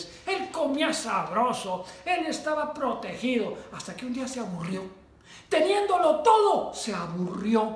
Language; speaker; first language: Spanish; native; Spanish